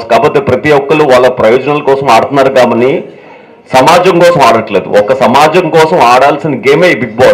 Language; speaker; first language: Telugu; native; Telugu